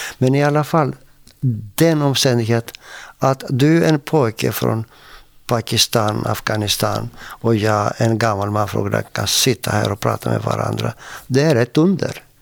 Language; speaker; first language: Swedish; non-native, fluent; Greek